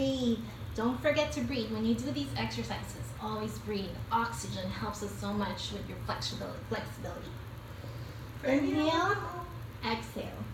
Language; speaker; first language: English; native; English